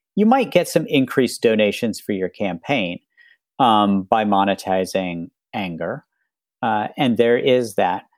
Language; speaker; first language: English; native; English